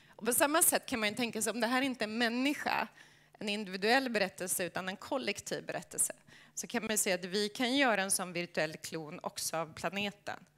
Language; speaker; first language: Swedish; native; Swedish